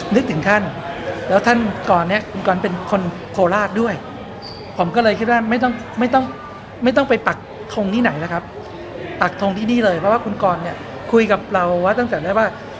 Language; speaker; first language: Thai; native; Thai